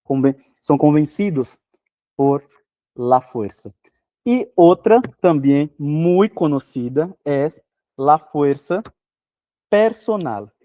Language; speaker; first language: Spanish; non-native, fluent; Portuguese